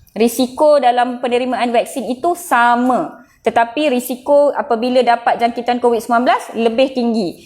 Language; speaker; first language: Malay; non-native, local second language; Tamil